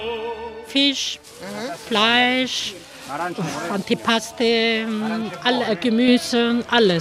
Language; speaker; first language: German; non-native, learner; Italian